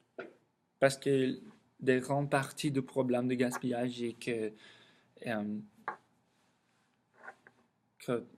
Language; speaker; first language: French; non-native, learner; English